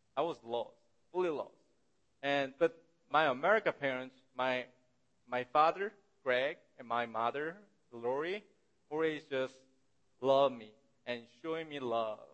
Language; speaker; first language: English; non-native, learner; Korean